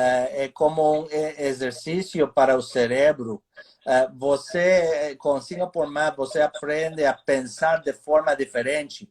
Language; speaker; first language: Portuguese; non-native, fluent; English